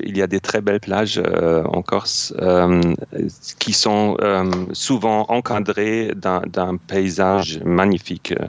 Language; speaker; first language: French; non-native, fluent; German